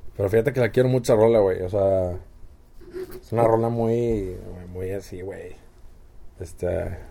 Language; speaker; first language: Spanish; native; Spanish